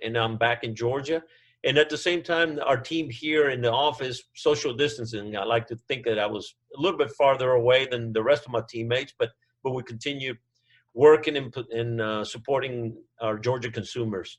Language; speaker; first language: English; non-native, fluent; Spanish